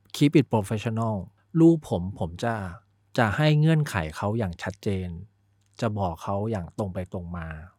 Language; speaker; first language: Thai; early bilingual, other home language; Chinese